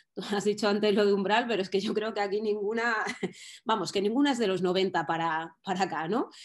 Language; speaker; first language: Spanish; native; Spanish